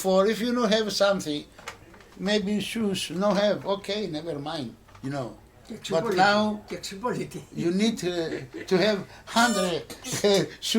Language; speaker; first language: English; non-native, learner; Greek